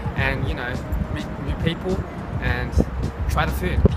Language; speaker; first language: English; native; English